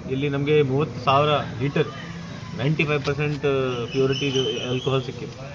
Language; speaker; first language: Kannada; native; Kannada